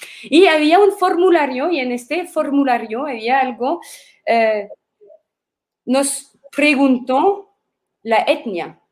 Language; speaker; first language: Spanish; non-native, fluent; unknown